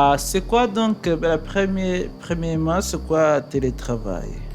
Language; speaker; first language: French; non-native, learner; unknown